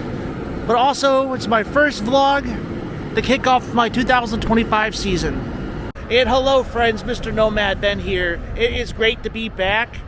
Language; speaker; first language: English; native; English